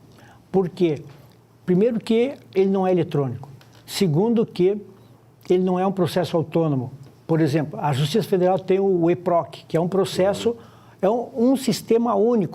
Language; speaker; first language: Portuguese; native; Portuguese